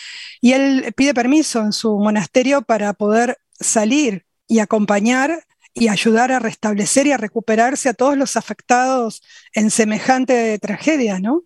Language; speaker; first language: Spanish; native; Spanish